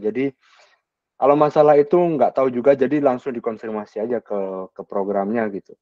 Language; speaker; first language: Indonesian; native; Indonesian